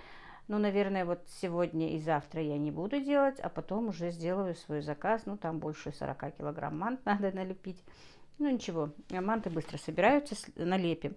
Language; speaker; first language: Russian; non-native, local second language; Chechen